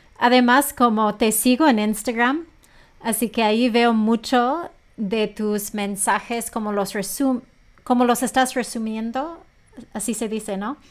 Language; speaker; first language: Spanish; early bilingual, heritage; Spanish